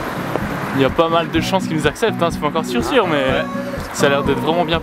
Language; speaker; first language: French; native; French